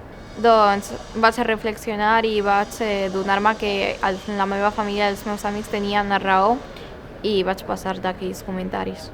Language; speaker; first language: Catalan; early bilingual, other home language; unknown